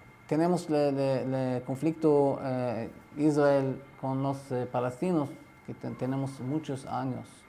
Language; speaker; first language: Spanish; non-native, learner; Arabic